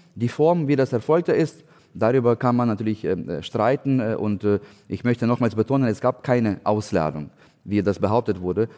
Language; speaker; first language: German; non-native, fluent; Ukrainian